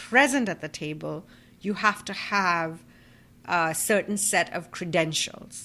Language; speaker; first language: English; non-native, local second language; Bangla